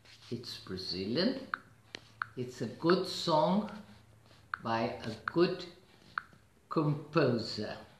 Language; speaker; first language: English; non-native, fluent; Portuguese